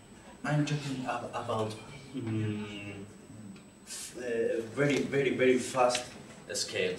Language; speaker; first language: English; non-native, learner; Spanish